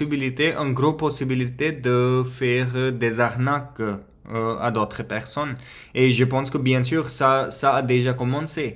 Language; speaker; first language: French; non-native, fluent; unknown